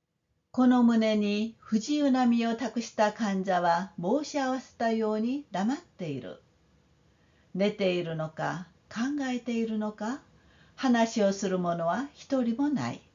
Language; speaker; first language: Japanese; non-native, fluent; Korean